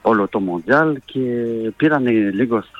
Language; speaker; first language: Greek; non-native, fluent; French